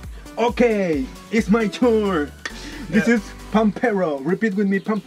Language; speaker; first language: English; non-native, learner; Spanish